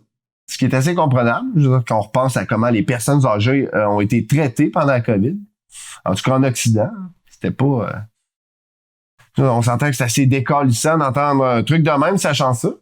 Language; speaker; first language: French; native; French